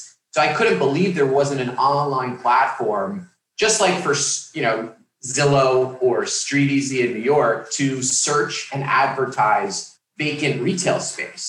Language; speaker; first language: English; native; English